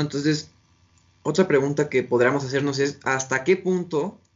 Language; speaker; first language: Spanish; native; Spanish